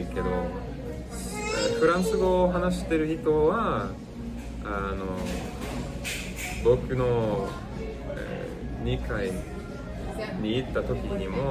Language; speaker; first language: Japanese; non-native, learner; English